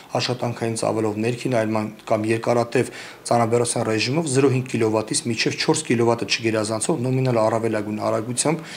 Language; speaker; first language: Armenian; native; Armenian